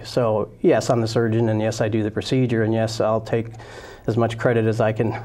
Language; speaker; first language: English; native; English